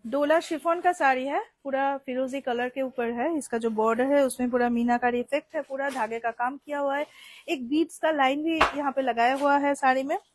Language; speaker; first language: Hindi; non-native, local second language; Bangla